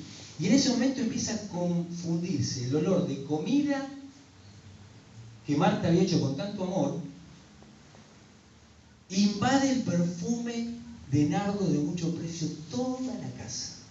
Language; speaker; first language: Spanish; native; Spanish